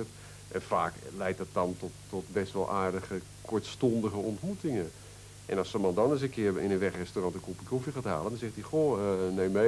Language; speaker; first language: Dutch; native; Dutch